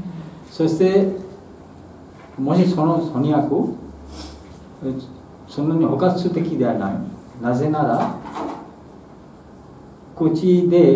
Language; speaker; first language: Japanese; non-native, fluent; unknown